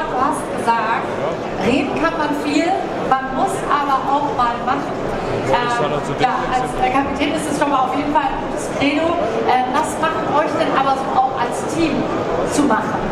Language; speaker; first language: German; native; German